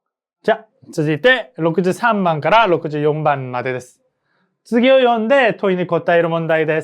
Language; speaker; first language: Japanese; non-native, fluent; Korean